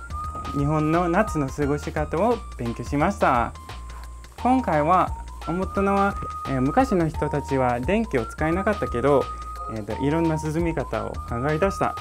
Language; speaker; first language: Japanese; non-native, fluent; English